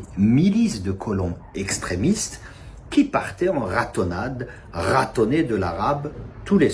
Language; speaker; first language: French; non-native, local second language; Kabyle